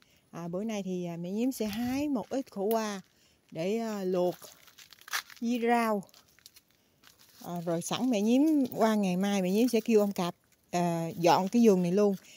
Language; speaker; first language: Vietnamese; native; Vietnamese